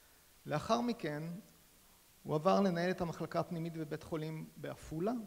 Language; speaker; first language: Hebrew; native; Hebrew